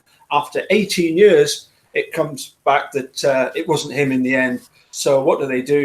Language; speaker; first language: English; native; English